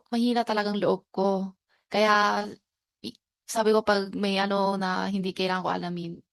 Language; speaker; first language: Filipino; non-native, learner; Chinese